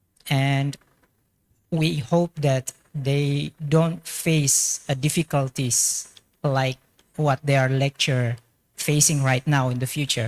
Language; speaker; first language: English; non-native, fluent; Indonesian